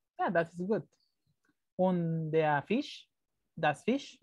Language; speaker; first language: German; non-native, fluent; Spanish